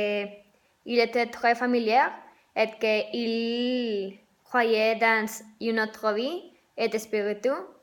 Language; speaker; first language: French; non-native, learner; Spanish